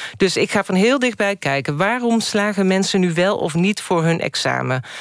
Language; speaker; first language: Dutch; native; Dutch